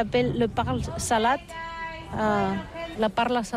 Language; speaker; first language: French; non-native, learner; Catalan